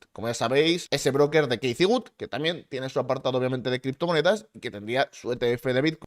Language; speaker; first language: Spanish; native; Spanish